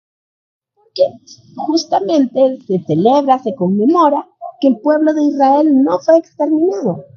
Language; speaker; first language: Spanish; native; Spanish